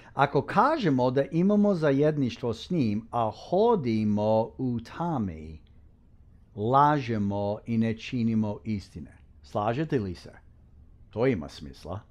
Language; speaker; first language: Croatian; early bilingual, heritage; Croatian